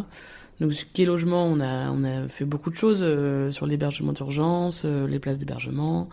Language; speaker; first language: French; native; French